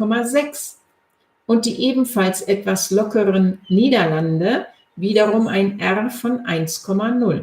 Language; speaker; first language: German; native; German